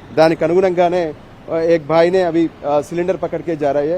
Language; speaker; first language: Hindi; non-native, local second language; Telugu